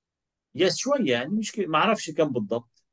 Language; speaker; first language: Arabic; native; Arabic